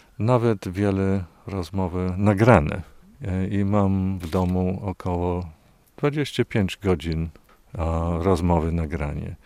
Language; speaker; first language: Polish; non-native, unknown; English